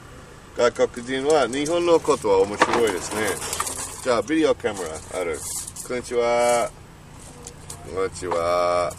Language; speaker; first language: Japanese; non-native, learner; English